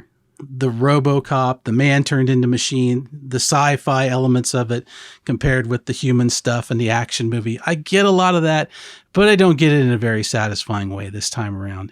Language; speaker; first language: English; native; English